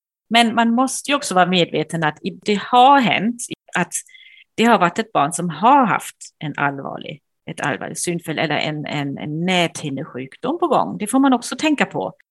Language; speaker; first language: Swedish; non-native, fluent; German